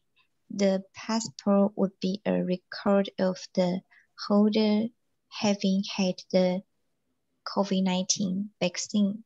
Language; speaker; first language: English; non-native, learner; Chinese